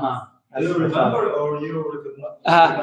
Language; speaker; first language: English; non-native, fluent; Ukrainian